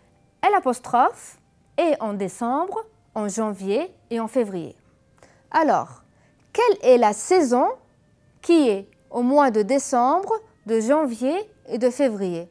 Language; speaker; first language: French; non-native, fluent; Arabic